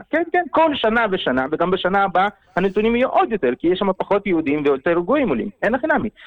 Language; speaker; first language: Hebrew; early bilingual, other home language; Russian